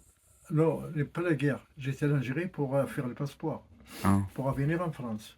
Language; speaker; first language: French; non-native, learner; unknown